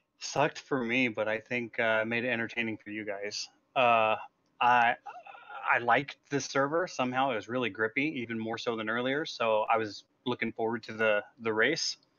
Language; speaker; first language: English; native; English